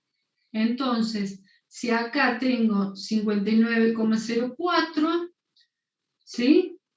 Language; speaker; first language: Spanish; native; Spanish